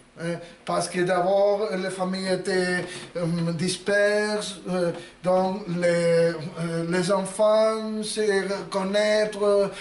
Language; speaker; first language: French; non-native, learner; Spanish